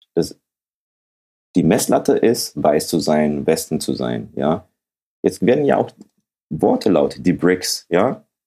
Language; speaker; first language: German; early bilingual, other home language; Akan